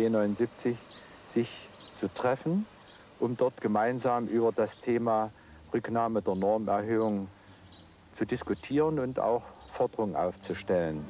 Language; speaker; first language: German; native; German